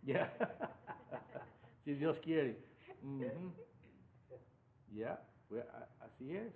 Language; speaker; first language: Spanish; non-native, fluent; English